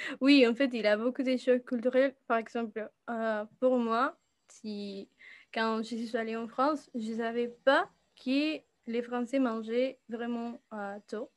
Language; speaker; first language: French; non-native, fluent; Spanish